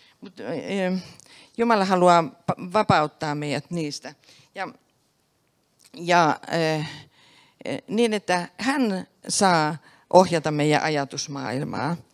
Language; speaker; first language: Finnish; native; Finnish